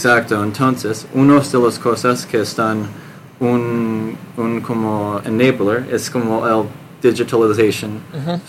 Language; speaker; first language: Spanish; non-native, learner; English